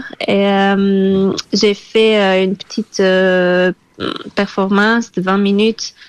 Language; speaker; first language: French; non-native, fluent; Portuguese